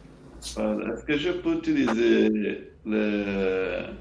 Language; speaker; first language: French; non-native, learner; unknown